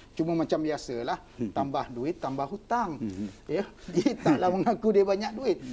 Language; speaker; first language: Malay; non-native, local second language; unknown